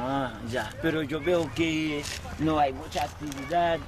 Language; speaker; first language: Spanish; non-native, learner; Haitian Creole